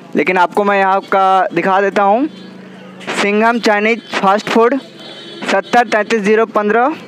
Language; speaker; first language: Hindi; native; Hindi